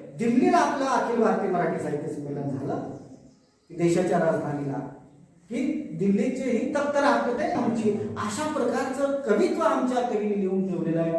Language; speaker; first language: Marathi; native; Marathi